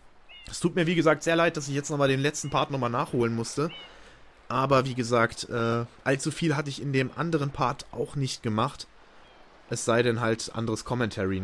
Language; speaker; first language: German; native; German